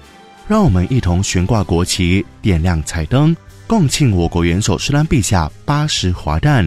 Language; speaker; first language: Chinese; native; Chinese